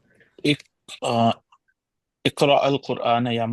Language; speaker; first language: Arabic; non-native, learner; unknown